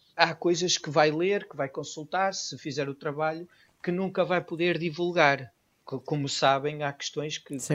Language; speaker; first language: Portuguese; native; Portuguese